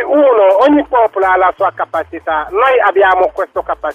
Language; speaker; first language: Italian; non-native, fluent; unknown